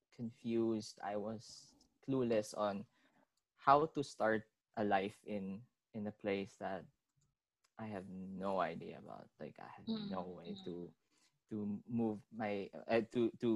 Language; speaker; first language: English; non-native, local second language; Filipino